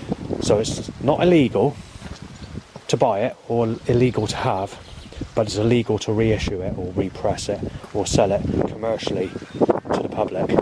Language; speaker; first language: English; native; English